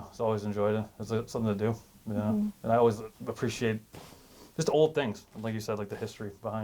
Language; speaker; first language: English; native; English